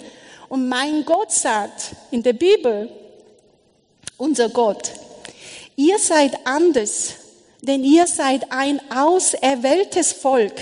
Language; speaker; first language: German; non-native, learner; Korean